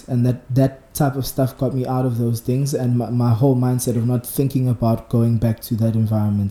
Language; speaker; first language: English; non-native, local second language; Zulu